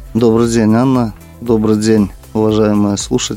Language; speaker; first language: Russian; native; Russian